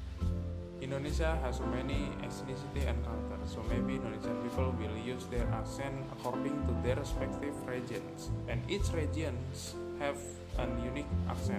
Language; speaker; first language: English; non-native, learner; Indonesian